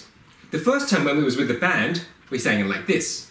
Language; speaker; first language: English; native; English